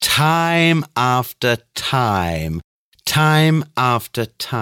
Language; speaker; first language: English; non-native, fluent; Italian